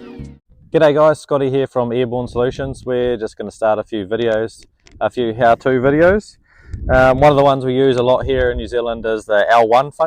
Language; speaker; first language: English; native; English